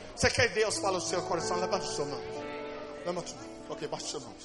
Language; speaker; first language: Portuguese; non-native, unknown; English